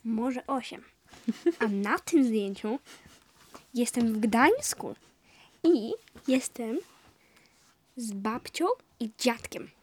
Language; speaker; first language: Polish; early bilingual, heritage; Polish